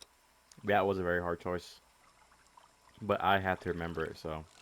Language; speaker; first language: English; native; English